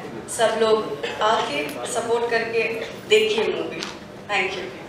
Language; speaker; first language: Hindi; non-native, local second language; Kannada